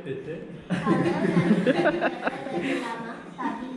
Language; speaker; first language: Indonesian; non-native, learner; Filipino